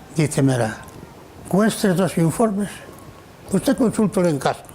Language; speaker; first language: Spanish; non-native, local second language; Galician